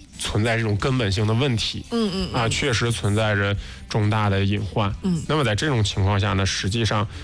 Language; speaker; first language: Chinese; native; Chinese